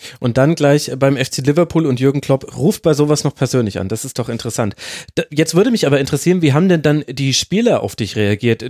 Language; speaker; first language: German; native; German